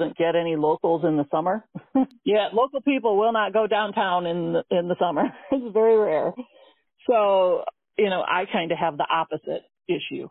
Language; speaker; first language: English; native; English